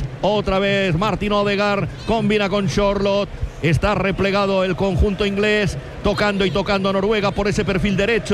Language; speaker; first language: Spanish; native; Spanish